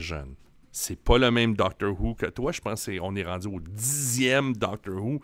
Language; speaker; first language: French; native; French